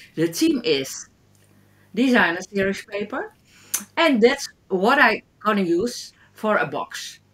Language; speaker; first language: English; non-native, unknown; Dutch